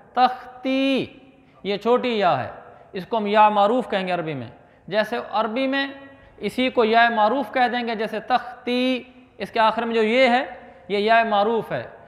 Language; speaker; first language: Urdu; native; Urdu